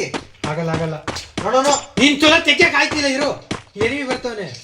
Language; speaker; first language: Kannada; native; Kannada